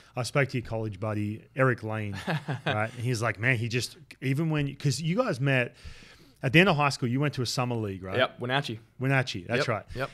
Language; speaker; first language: English; native; English